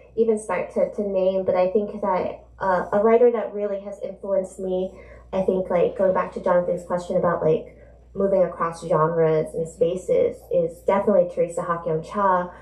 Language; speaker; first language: English; native; English